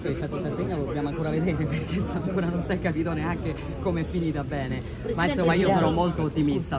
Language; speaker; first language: Italian; native; Italian